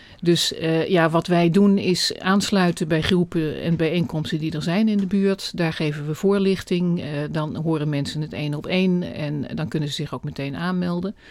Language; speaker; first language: Dutch; native; Dutch